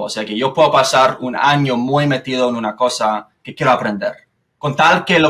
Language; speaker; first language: Spanish; non-native, fluent; English